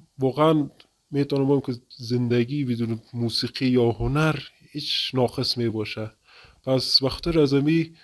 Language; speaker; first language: Persian; native; Persian